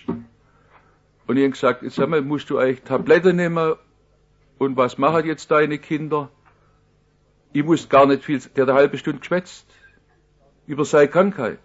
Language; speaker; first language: German; native; German